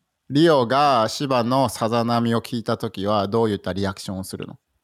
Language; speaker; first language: Japanese; native; Japanese